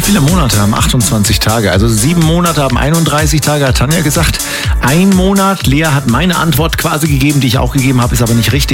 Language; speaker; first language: German; native; German